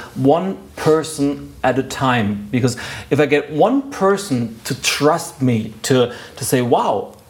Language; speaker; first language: English; non-native, fluent; German